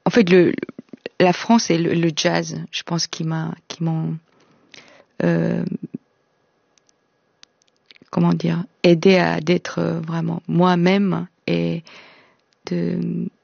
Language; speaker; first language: French; non-native, fluent; Korean